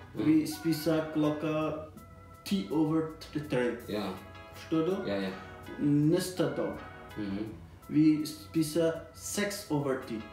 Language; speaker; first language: Swedish; non-native, fluent; Persian